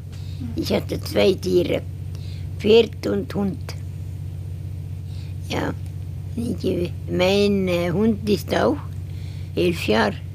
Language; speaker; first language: German; non-native, learner; Estonian